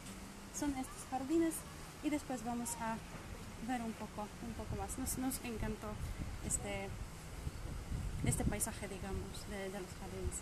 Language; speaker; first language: Spanish; non-native, fluent; Polish